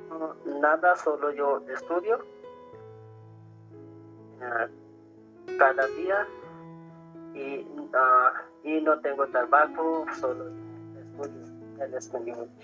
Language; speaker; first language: Spanish; non-native, learner; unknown